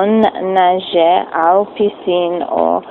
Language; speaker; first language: French; non-native, learner; English